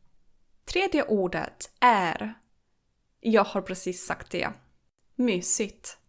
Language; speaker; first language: Swedish; non-native, fluent; Polish